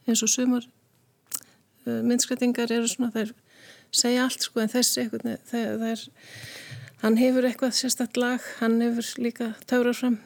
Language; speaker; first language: Icelandic; native; Icelandic